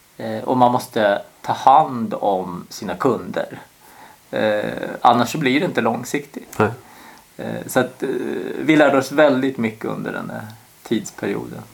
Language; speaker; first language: Swedish; early bilingual, other home language; Korean